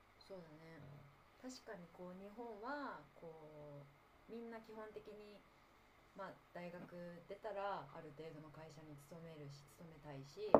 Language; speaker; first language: Japanese; native; Japanese